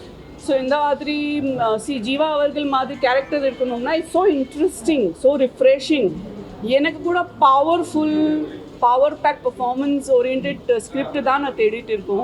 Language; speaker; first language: Tamil; non-native, fluent; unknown